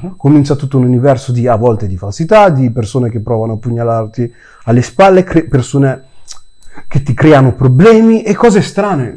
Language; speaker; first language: Italian; early bilingual, other home language; Yoruba